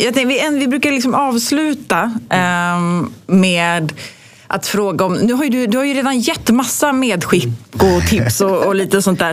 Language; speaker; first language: Swedish; native; Swedish